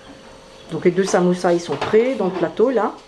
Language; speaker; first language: French; native; French